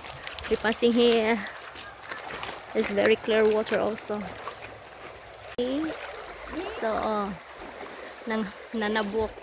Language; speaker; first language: English; non-native, local second language; Cebuano